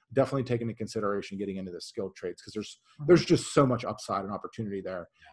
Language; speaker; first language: English; native; English